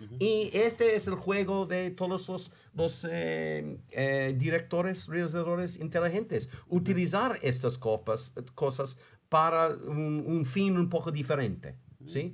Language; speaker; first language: Spanish; non-native, fluent; English